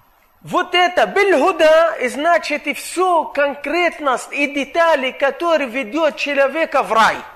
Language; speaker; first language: Russian; non-native, fluent; Arabic